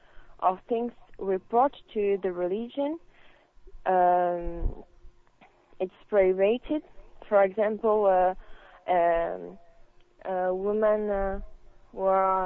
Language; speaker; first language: English; non-native, learner; French